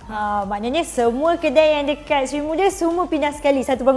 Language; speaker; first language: Malay; native; Malay